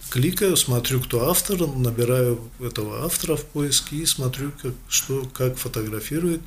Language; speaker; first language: Russian; non-native, local second language; Tajik